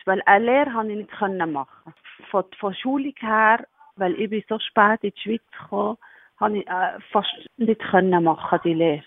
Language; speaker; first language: German; non-native, learner; Arabic